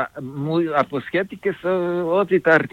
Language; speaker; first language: Greek; non-native, fluent; Serbian